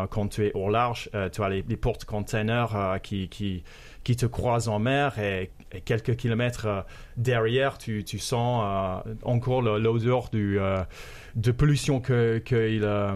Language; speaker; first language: French; non-native, fluent; English